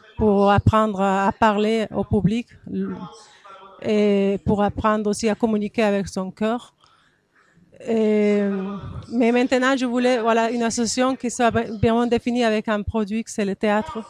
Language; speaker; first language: French; non-native, fluent; Spanish